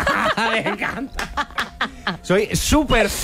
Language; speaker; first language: Spanish; native; Spanish